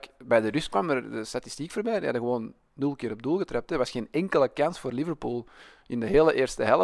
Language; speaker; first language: Dutch; native; Dutch